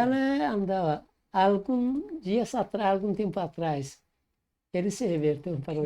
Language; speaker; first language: Portuguese; non-native, learner; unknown